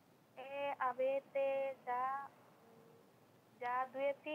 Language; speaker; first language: Italian; non-native, learner; Bangla